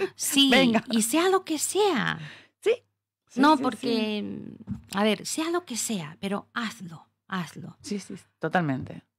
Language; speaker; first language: Spanish; native; Spanish